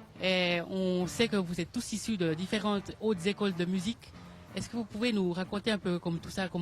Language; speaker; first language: French; native; French